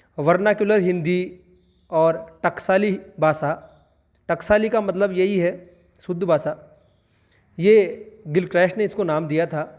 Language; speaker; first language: Hindi; native; Hindi